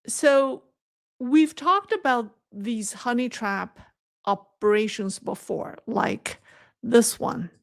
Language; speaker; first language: English; non-native, fluent; Chinese